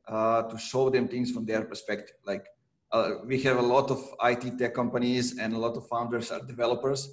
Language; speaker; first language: English; non-native, fluent; Serbian